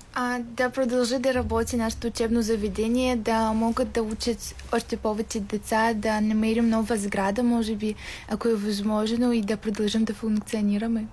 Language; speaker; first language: Bulgarian; early bilingual, heritage; Bulgarian